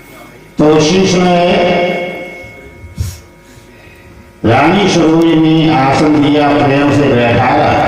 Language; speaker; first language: Hindi; native; Hindi